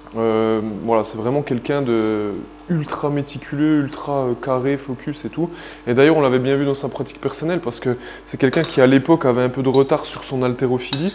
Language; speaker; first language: French; native; French